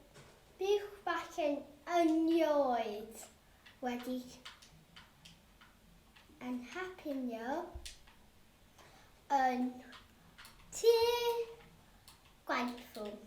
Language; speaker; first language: Welsh; non-native, local second language; English